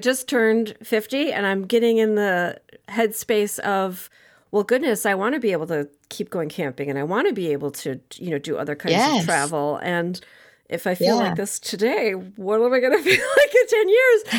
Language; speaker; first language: English; native; English